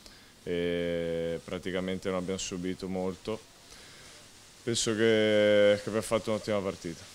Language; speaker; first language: Italian; native; Italian